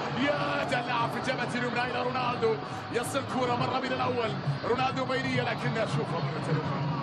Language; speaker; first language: Arabic; native; Arabic